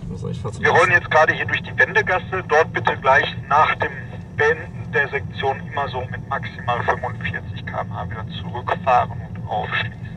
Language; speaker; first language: German; native; German